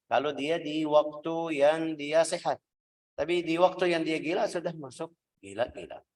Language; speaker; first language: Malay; non-native, fluent; Arabic